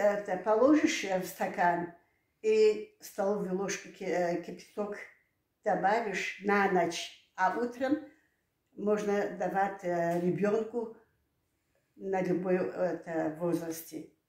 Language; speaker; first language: Russian; non-native, local second language; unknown